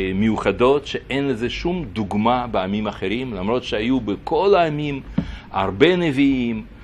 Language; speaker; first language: Hebrew; non-native, fluent; Russian